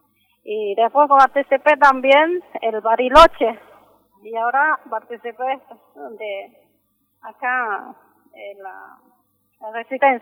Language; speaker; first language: Spanish; non-native, local second language; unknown